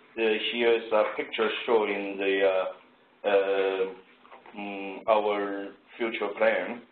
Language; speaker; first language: English; non-native, fluent; Chinese